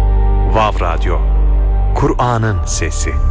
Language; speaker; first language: Turkish; native; Turkish